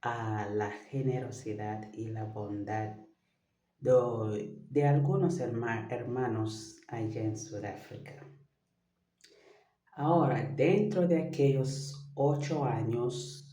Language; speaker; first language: Spanish; non-native, fluent; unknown